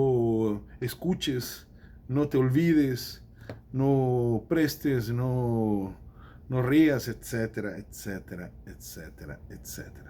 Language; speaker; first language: Spanish; non-native, fluent; Portuguese